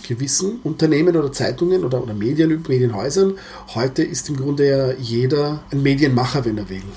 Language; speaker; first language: German; early bilingual, other home language; Croatian